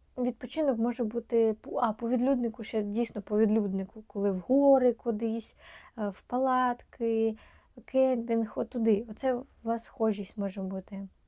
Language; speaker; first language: Ukrainian; non-native, local second language; Russian